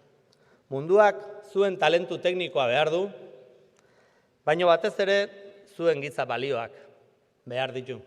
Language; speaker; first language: Basque; native; Basque